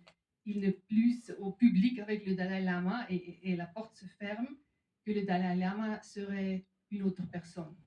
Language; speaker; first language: French; non-native, fluent; German